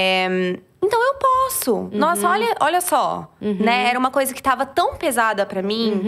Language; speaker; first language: Portuguese; native; Portuguese